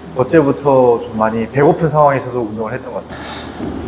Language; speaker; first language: Korean; native; Korean